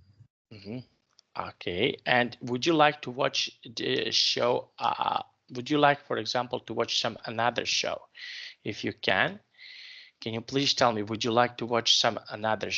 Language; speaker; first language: English; non-native, fluent; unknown